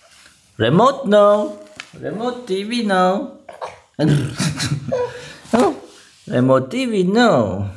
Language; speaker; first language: Italian; non-native, learner; Filipino